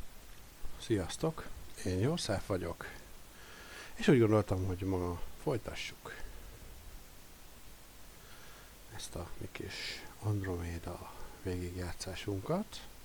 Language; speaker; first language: Hungarian; native; Hungarian